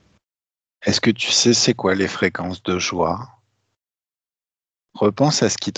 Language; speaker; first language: French; native; French